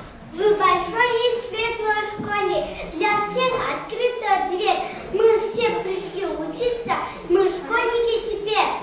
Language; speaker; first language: Russian; non-native, learner; Kyrgyz